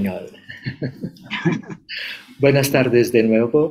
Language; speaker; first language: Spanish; non-native, learner; Portuguese